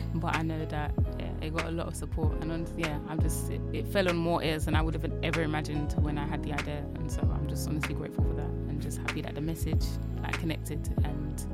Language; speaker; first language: English; early bilingual, other home language; Yoruba